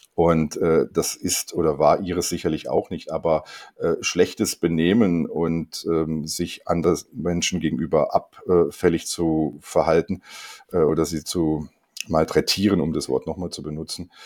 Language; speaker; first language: German; non-native, fluent; Korean